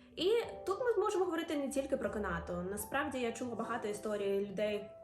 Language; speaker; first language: Ukrainian; native; Ukrainian